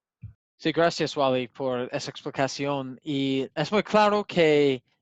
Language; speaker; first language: Spanish; non-native, learner; English